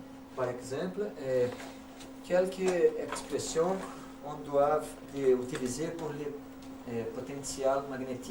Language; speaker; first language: French; non-native, learner; Portuguese